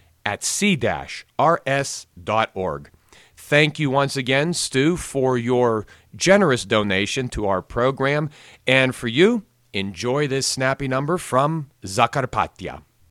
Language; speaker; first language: English; native; English